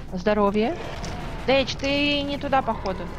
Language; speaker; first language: Russian; native; Russian